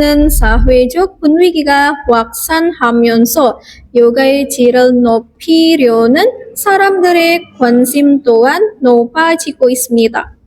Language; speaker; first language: Korean; non-native, fluent; Indonesian